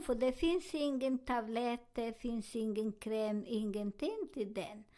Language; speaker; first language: Swedish; non-native, learner; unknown